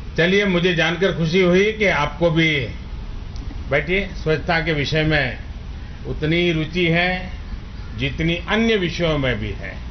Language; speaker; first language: Hindi; non-native, local second language; Gujarati